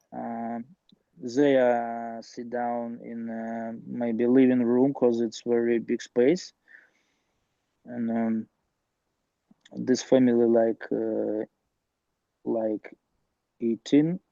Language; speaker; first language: English; non-native, learner; Russian